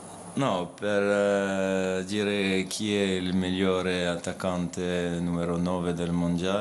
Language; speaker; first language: Italian; non-native, fluent; French